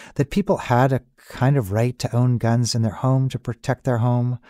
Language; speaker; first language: English; native; English